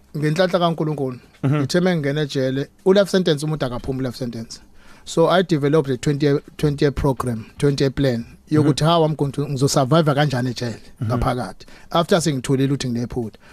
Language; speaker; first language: Zulu; native; Zulu